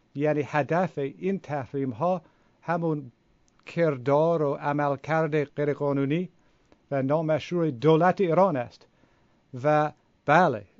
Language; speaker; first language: Persian; non-native, fluent; English